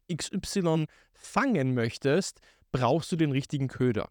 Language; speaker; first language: German; native; German